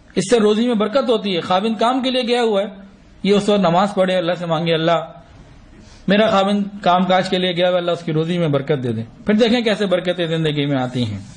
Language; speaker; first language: Urdu; non-native, local second language; Punjabi